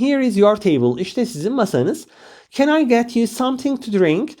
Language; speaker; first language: English; non-native, fluent; Turkish